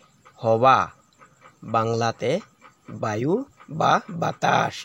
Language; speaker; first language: Hindi; non-native, local second language; Assamese